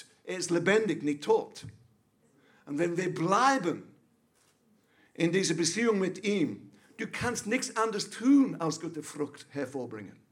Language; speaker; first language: German; non-native, fluent; English